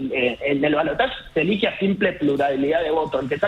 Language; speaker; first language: Spanish; native; Spanish